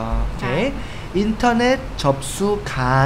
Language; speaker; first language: Korean; non-native, fluent; Khmer